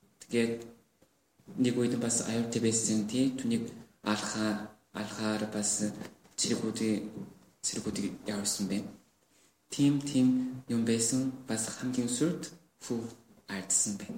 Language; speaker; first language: Mongolian; non-native, learner; Korean